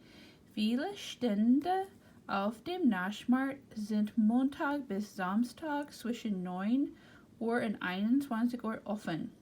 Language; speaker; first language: German; non-native, fluent; English